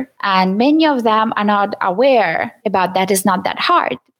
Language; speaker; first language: English; non-native, fluent; Ukrainian